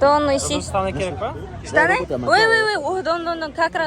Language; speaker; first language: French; non-native, learner; Kazakh